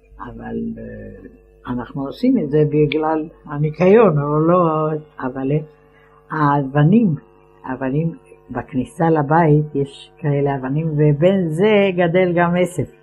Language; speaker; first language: Hebrew; non-native, fluent; Ladino